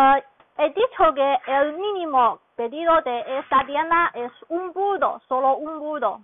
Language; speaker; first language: Spanish; non-native, learner; Chinese